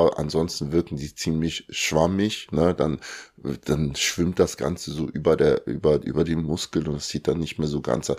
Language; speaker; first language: German; early bilingual, other home language; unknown